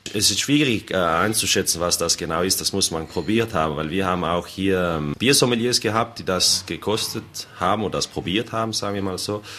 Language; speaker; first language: German; non-native, local second language; Ladin